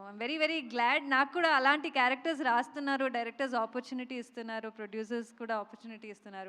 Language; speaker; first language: Telugu; non-native, local second language; Kannada